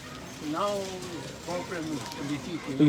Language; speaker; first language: English; non-native, learner; Arabic